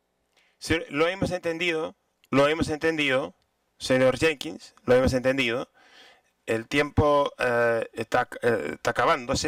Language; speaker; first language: Spanish; non-native, fluent; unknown